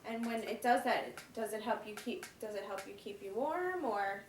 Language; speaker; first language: English; native; English